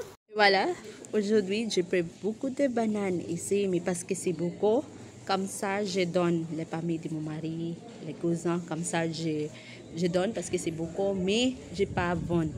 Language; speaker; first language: French; non-native, learner; Filipino